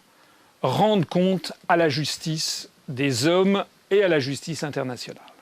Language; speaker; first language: French; native; French